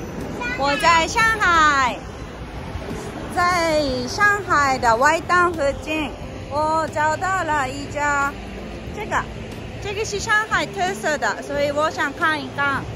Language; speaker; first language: Chinese; non-native, learner; Japanese